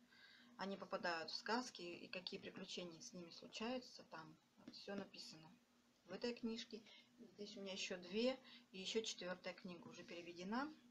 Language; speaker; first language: Russian; native; Russian